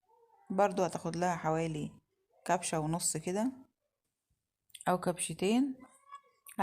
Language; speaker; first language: Arabic; native; Arabic